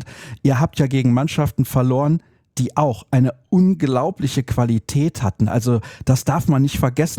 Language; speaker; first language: German; native; German